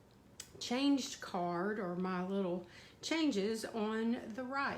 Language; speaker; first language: English; native; English